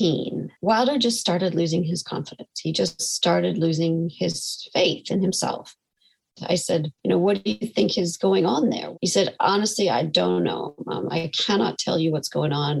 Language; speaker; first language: English; native; English